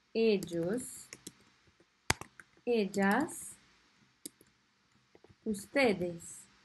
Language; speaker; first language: Spanish; non-native, fluent; French